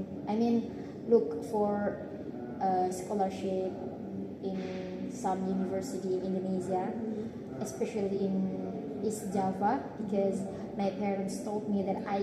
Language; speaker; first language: English; non-native, learner; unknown